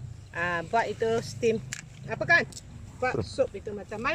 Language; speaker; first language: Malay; non-native, local second language; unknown